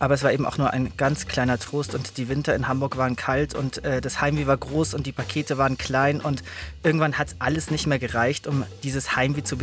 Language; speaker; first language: German; native; German